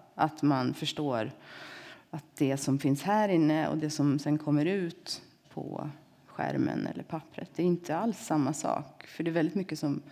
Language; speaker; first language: Swedish; native; Swedish